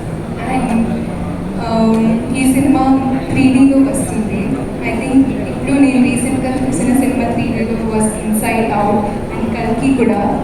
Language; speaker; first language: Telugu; non-native, fluent; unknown